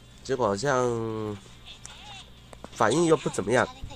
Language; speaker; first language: Chinese; native; Chinese